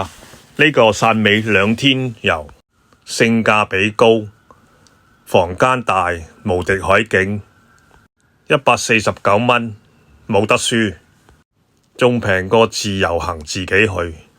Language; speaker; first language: Chinese; native; Chinese